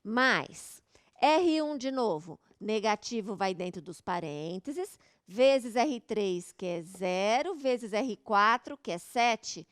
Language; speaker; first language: Portuguese; native; Portuguese